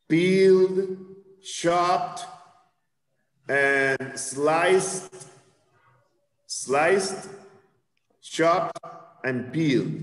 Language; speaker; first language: English; non-native, fluent; Spanish